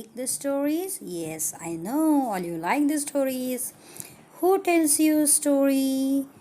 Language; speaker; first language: English; non-native, local second language; Marathi